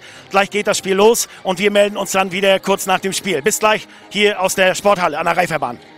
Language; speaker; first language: German; native; German